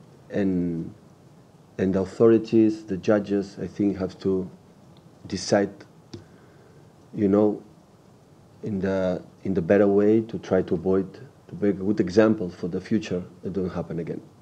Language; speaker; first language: English; non-native, fluent; Catalan